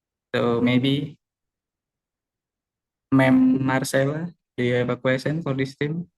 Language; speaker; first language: English; non-native, learner; Indonesian